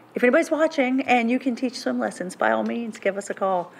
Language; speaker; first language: English; native; English